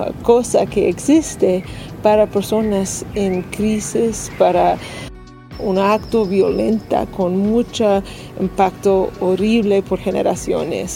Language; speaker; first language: Spanish; non-native, learner; English